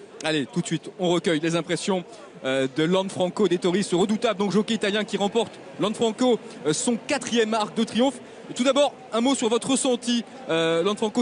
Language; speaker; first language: French; native; French